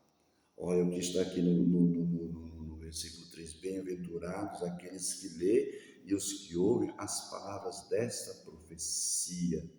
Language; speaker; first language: Portuguese; native; Portuguese